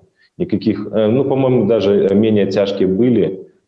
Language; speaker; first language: Russian; native; Russian